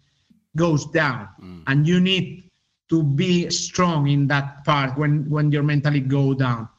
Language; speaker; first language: English; non-native, learner; Spanish